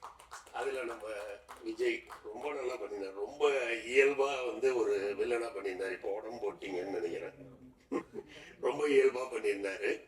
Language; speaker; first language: Tamil; native; Tamil